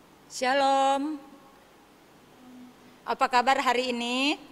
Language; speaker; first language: Indonesian; native; Indonesian